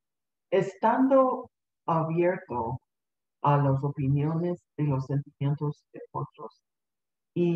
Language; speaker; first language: Spanish; early bilingual, heritage; Spanish